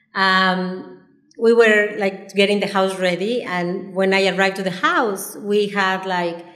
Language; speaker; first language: English; non-native, fluent; Spanish